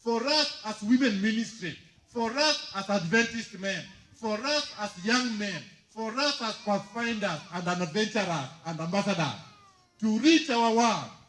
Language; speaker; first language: English; non-native, local second language; Swahili